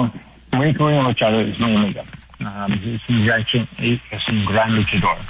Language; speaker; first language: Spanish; non-native, learner; English